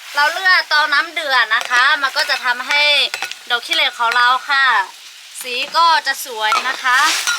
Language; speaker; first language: Thai; non-native, local second language; Lahu